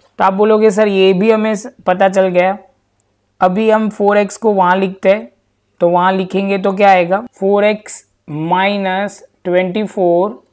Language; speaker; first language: Hindi; non-native, local second language; Gujarati